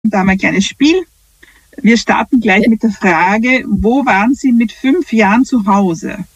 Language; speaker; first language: German; native; German